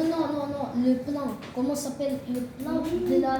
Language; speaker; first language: French; non-native, learner; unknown